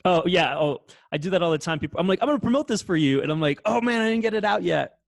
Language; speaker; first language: English; native; English